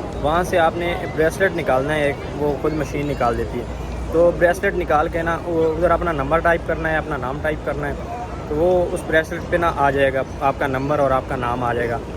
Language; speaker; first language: Urdu; non-native, local second language; Punjabi